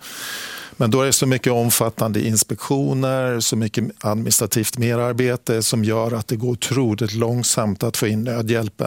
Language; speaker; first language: Swedish; native; Swedish